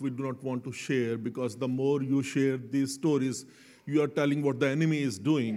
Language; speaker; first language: English; non-native, local second language; Urdu